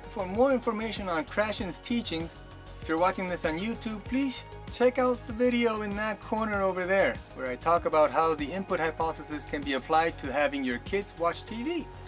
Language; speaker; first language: English; early bilingual, other home language; Chinese